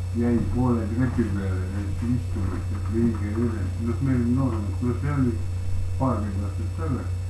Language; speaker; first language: Estonian; native; Estonian